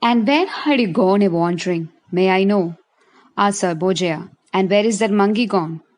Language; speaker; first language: English; non-native, local second language; Malayalam